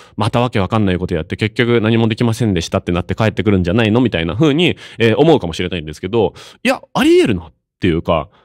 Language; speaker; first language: Japanese; native; Japanese